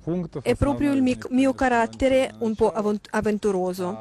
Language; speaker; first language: Italian; non-native, fluent; Russian